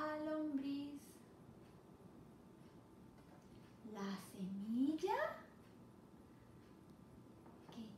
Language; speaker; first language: Spanish; non-native, fluent; English